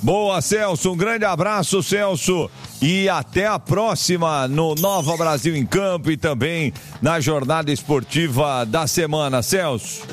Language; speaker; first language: Portuguese; native; Portuguese